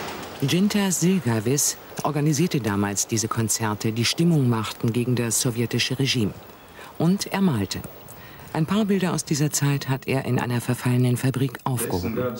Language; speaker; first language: German; native; German